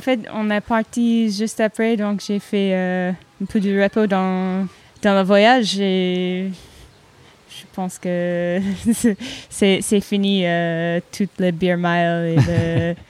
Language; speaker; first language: French; non-native, learner; English